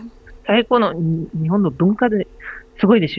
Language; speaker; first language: Japanese; non-native, learner; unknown